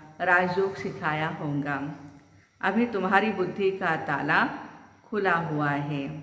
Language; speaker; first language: Hindi; non-native, local second language; Marathi